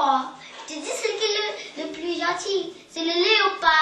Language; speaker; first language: French; non-native, fluent; Italian